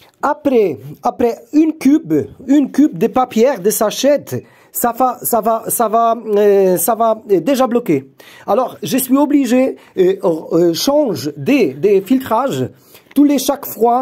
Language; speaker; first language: French; non-native, learner; Polish